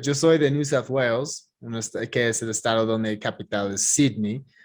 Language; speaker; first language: Spanish; non-native, fluent; English